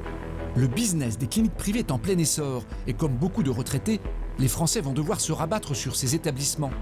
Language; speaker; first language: French; native; French